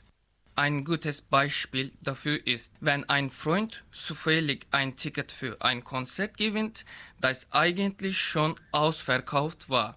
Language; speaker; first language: German; non-native, learner; Turkish